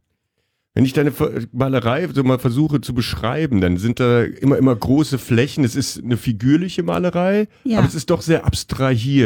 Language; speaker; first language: German; native; German